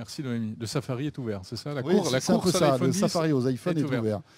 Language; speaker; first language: French; native; French